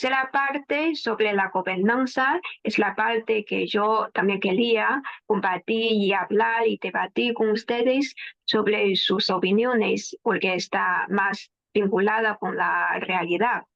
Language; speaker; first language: Spanish; non-native, fluent; Chinese